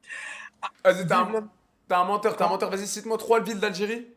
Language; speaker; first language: French; native; French